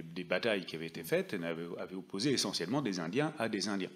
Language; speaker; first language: French; native; French